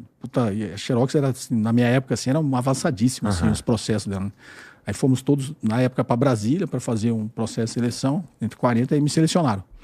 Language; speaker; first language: Portuguese; native; Portuguese